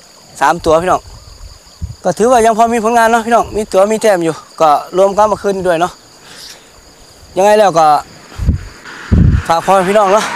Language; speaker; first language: Thai; non-native, local second language; Northeastern Thai